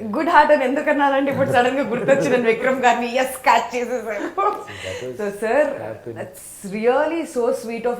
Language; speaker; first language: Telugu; native; Telugu